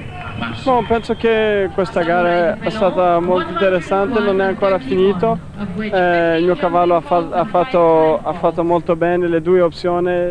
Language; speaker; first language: Italian; non-native, fluent; Portuguese